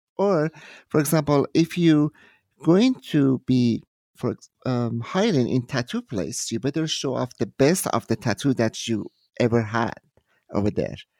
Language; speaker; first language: English; non-native, fluent; Persian